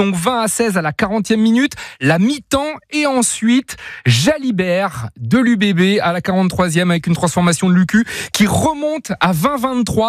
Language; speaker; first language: French; native; French